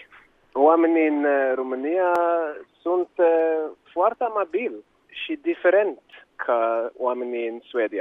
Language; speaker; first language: Romanian; non-native, learner; Swedish